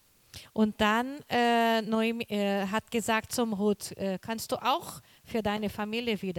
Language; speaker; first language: German; non-native, learner; Portuguese